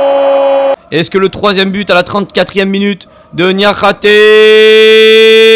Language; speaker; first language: French; native; French